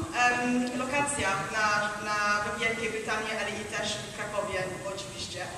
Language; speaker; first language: Polish; non-native, learner; English